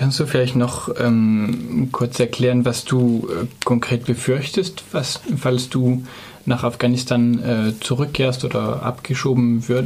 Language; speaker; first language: German; native; German